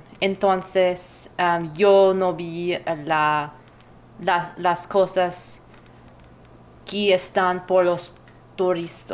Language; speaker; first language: Spanish; non-native, learner; English